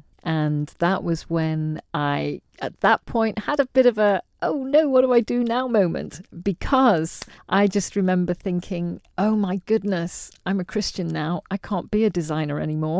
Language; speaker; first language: English; native; English